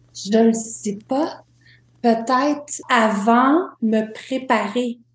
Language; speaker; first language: French; native; French